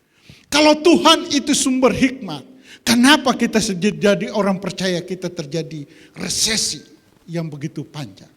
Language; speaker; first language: Indonesian; native; Indonesian